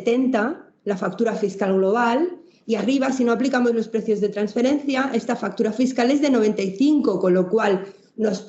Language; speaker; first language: Spanish; native; Spanish